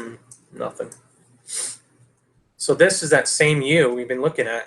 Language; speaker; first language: English; native; English